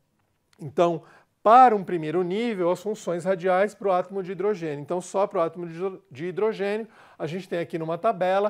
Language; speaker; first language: Portuguese; native; Portuguese